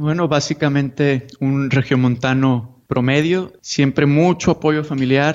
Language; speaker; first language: Spanish; native; Spanish